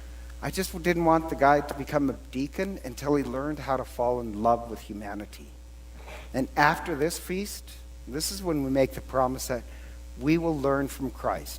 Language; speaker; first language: English; native; English